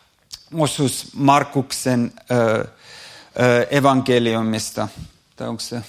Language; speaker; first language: Finnish; non-native, fluent; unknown